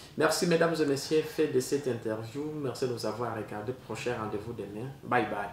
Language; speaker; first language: French; non-native, local second language; Swahili